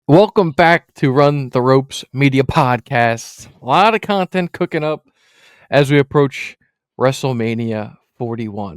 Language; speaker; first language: English; native; English